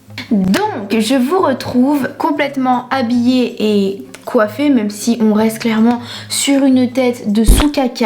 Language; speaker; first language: French; native; French